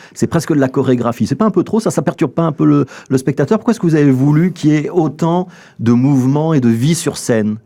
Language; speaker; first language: French; native; French